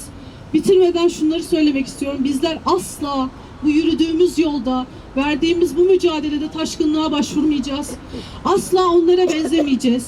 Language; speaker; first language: Turkish; native; Turkish